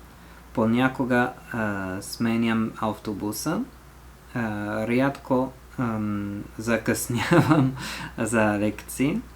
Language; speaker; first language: Bulgarian; non-native, learner; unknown